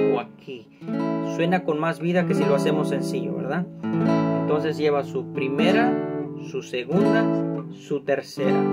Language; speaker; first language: Spanish; native; Spanish